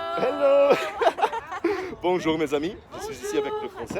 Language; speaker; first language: French; non-native, fluent; Portuguese